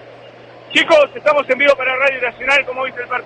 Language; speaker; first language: Spanish; native; Spanish